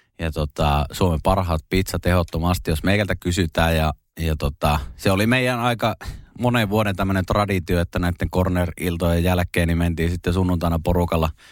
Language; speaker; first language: Finnish; native; Finnish